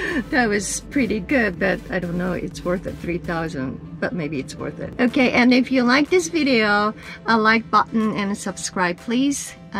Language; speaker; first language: English; non-native, fluent; Japanese